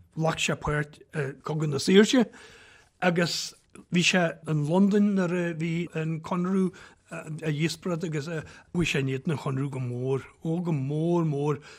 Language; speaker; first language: Irish; native; Irish